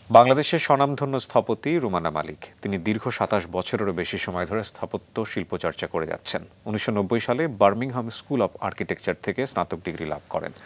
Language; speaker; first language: Bangla; native; Bangla